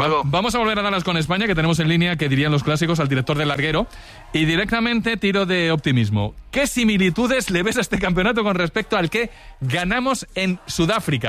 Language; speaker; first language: Spanish; native; Spanish